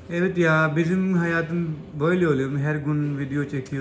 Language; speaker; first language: Turkish; non-native, learner; Urdu